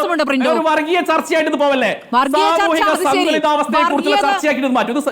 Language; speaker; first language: Malayalam; native; Malayalam